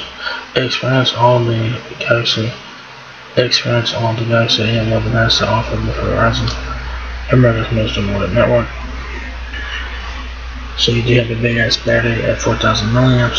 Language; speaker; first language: English; native; English